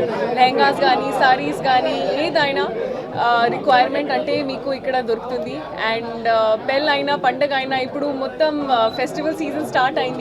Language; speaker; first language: Telugu; non-native, learner; Hindi